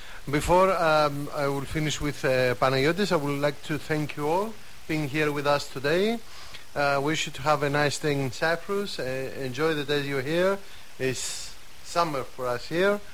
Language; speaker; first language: English; non-native, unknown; Greek